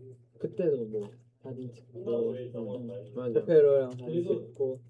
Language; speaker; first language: Korean; non-native, fluent; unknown